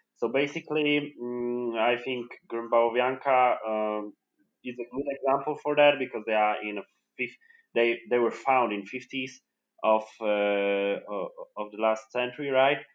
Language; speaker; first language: English; non-native, fluent; Polish